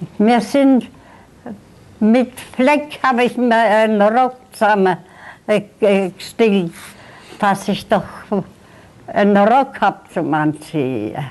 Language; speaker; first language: German; early bilingual, heritage; German